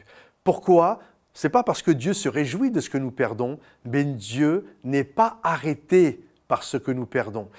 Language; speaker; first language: French; native; French